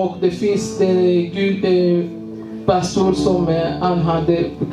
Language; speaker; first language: Swedish; non-native, learner; Swahili